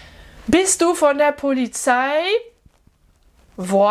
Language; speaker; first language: German; non-native, fluent; French